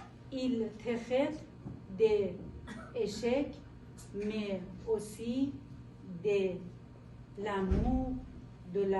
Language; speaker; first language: French; non-native, learner; Persian